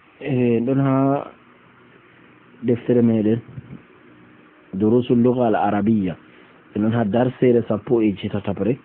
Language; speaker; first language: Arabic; non-native, fluent; Fula